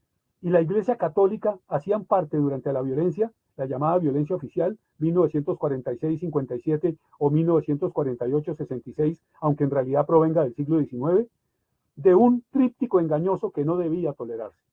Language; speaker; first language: Spanish; native; Spanish